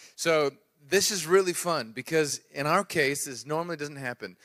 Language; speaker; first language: English; native; English